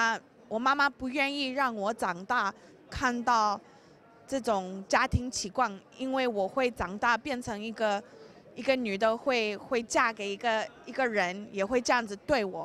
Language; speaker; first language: Chinese; early bilingual, heritage; English